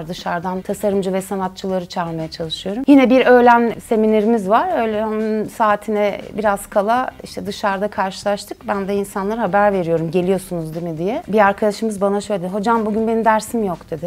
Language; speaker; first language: Turkish; native; Turkish